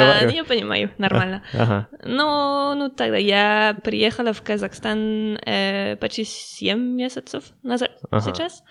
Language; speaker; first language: Russian; non-native, learner; French